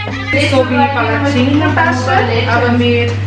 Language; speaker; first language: German; non-native, learner; Indonesian